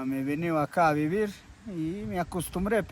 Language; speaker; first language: Spanish; native; Spanish